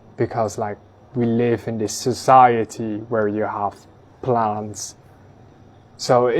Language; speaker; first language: English; non-native, fluent; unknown